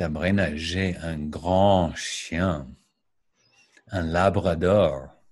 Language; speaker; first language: French; non-native, learner; English